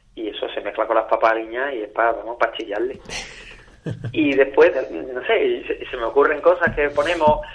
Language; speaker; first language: Spanish; native; Spanish